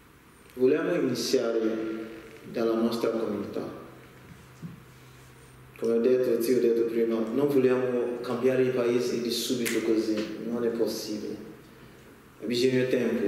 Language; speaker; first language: Italian; non-native, learner; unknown